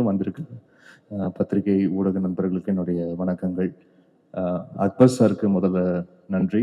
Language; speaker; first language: Tamil; native; Tamil